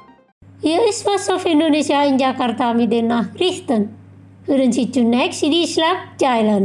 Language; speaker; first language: German; non-native, fluent; Indonesian